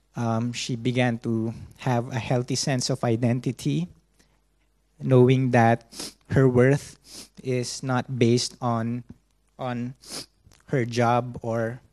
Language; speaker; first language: English; non-native, local second language; Filipino